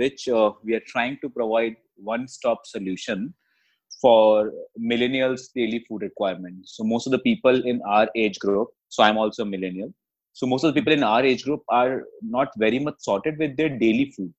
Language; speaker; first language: English; non-native, local second language; Hindi